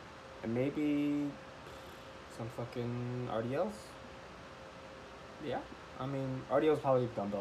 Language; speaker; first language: English; native; English